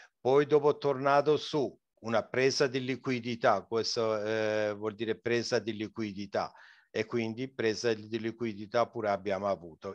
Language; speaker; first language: Italian; non-native, fluent; Persian